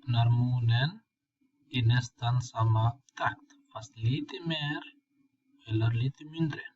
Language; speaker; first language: Swedish; non-native, fluent; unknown